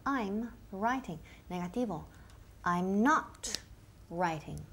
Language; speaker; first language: English; native; English